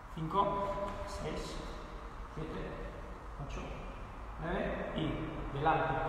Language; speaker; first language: Spanish; non-native, fluent; Italian